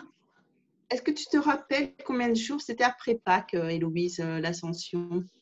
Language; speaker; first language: French; native; French